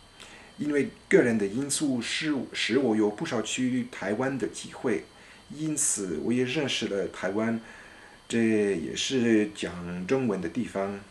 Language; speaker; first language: Chinese; non-native, fluent; French